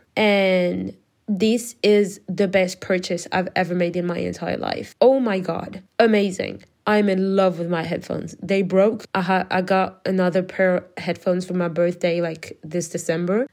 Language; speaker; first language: English; non-native, fluent; French